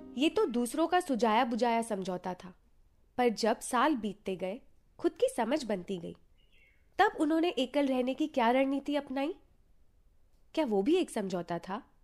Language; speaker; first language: Hindi; native; Hindi